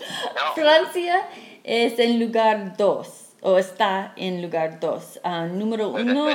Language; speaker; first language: Spanish; non-native, learner; English